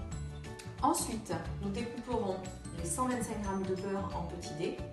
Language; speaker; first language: French; native; French